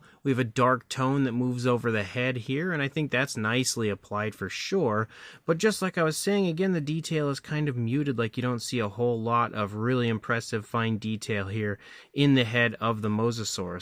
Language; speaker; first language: English; native; English